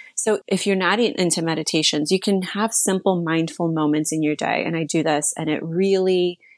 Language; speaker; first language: English; early bilingual, other home language; Slovak